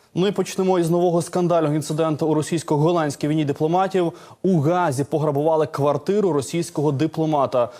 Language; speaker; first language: Ukrainian; native; Ukrainian